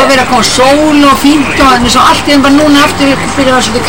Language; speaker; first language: Icelandic; non-native, learner; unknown